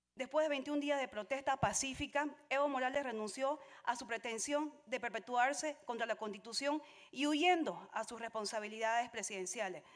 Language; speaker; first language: Spanish; native; Spanish